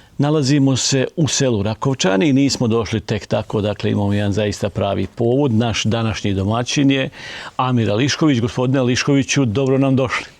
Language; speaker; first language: Bosnian; native; Bosnian